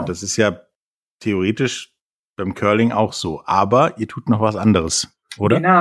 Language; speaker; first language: German; native; German